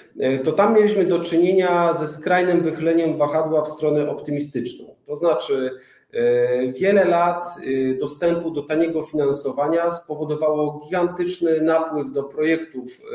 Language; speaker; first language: Polish; native; Polish